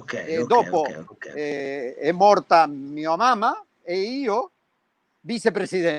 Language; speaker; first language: Italian; early bilingual, heritage; Spanish